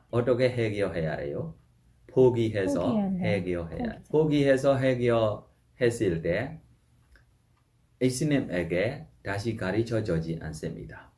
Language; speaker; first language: Korean; non-native, fluent; Burmese